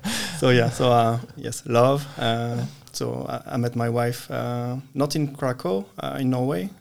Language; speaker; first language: English; non-native, fluent; French